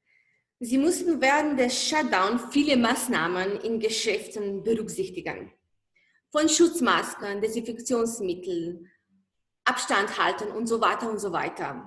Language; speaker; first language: German; non-native, fluent; Slovenian